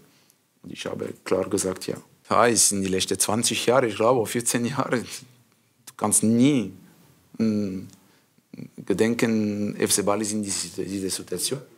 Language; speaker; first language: German; non-native, learner; French